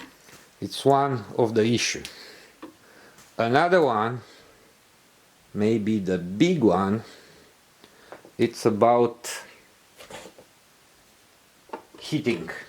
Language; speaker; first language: English; non-native, learner; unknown